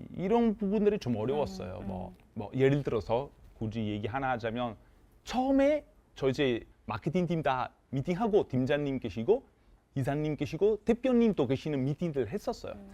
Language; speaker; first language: Korean; non-native, fluent; Italian